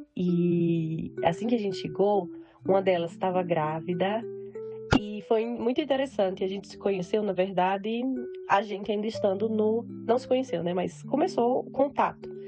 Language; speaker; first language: Portuguese; native; Portuguese